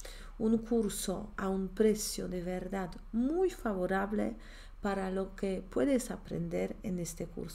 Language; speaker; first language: Spanish; non-native, fluent; Polish